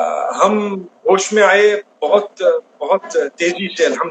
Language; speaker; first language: Hindi; non-native, fluent; English